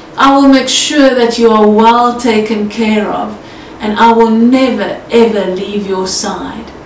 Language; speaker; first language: English; non-native, local second language; Afrikaans